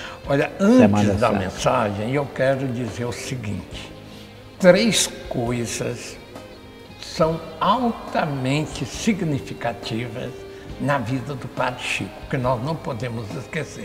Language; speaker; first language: Portuguese; native; Portuguese